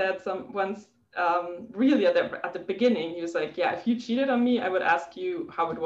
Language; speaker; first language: English; non-native, fluent; German